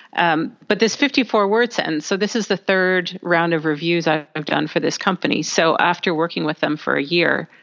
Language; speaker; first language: English; native; English